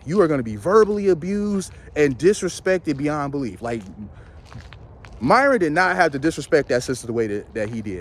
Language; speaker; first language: English; native; English